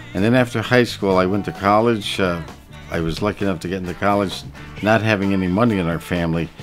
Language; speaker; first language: English; native; English